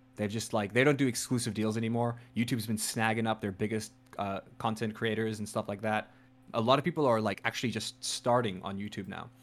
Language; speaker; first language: English; native; English